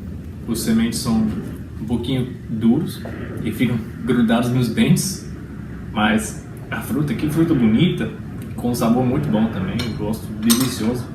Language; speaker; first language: Portuguese; non-native, fluent; English